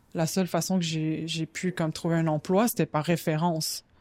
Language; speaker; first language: French; native; French